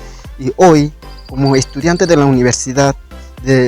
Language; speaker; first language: Spanish; non-native, local second language; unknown